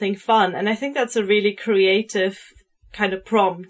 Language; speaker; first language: English; non-native, fluent; German